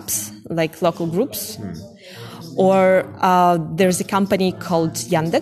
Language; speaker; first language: English; non-native, fluent; Russian